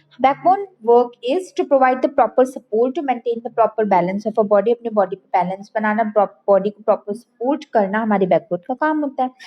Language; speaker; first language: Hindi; native; Hindi